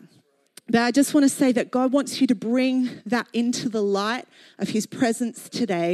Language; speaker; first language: English; native; English